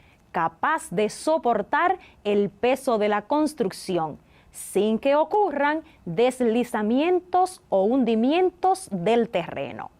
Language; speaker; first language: Spanish; native; Spanish